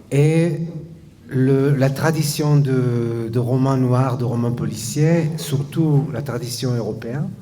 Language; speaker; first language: French; non-native, fluent; Hebrew